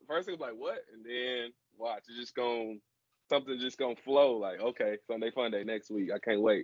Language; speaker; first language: English; native; English